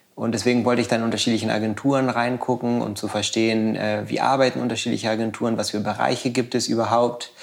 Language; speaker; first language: German; non-native, fluent; Spanish